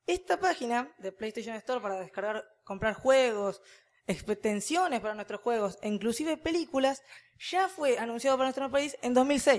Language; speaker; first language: Spanish; native; Spanish